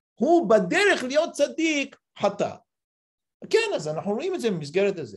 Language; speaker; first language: Hebrew; non-native, fluent; English